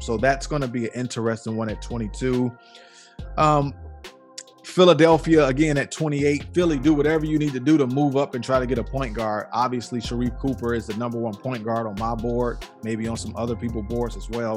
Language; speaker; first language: English; native; English